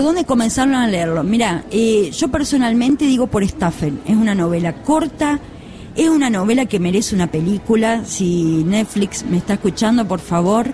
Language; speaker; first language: Spanish; native; Spanish